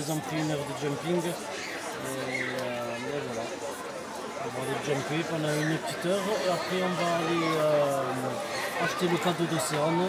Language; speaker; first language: French; native; French